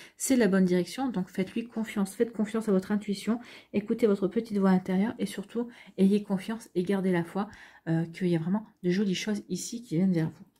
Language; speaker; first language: French; native; French